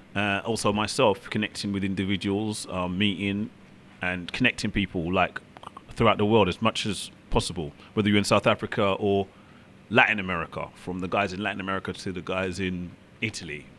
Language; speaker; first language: English; native; English